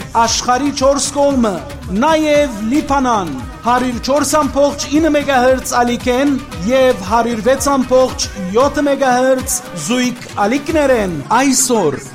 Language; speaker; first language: Armenian; early bilingual, heritage; Armenian